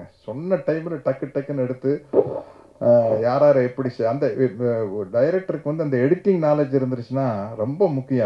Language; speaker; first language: Tamil; native; Tamil